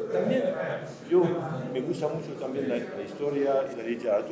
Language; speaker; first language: Spanish; non-native, fluent; French